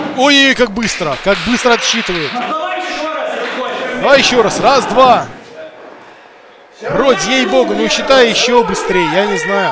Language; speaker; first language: Russian; native; Russian